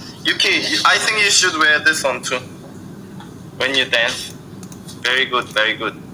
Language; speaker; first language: English; non-native, learner; Korean